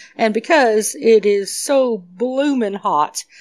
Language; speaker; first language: English; native; English